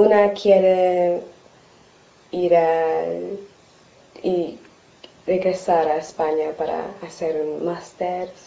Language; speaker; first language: Spanish; non-native, learner; English